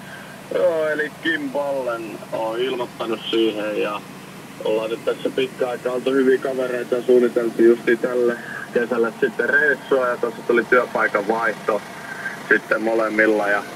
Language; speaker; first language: Finnish; native; Finnish